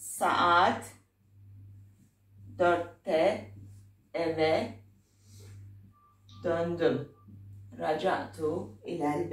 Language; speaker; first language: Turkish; non-native, fluent; Arabic